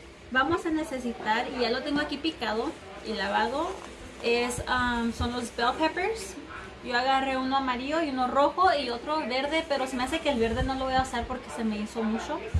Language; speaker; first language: Spanish; early bilingual, heritage; Spanish